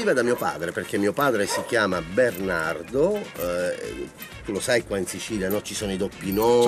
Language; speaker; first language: Italian; native; Italian